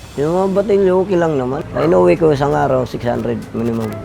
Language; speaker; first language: Filipino; native; Filipino